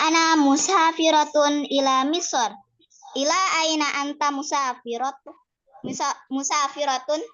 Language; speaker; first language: Arabic; non-native, learner; Indonesian